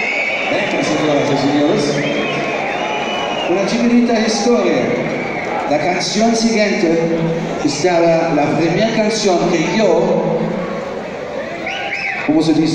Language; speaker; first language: Spanish; non-native, fluent; German